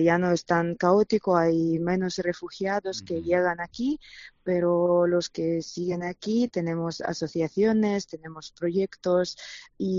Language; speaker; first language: Spanish; non-native, fluent; Ukrainian